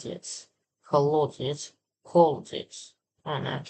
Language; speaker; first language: Russian; non-native, learner; English